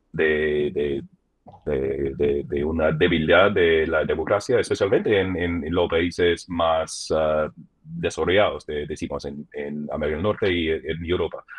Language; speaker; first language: Spanish; non-native, fluent; English